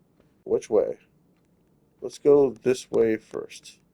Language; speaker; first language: English; native; English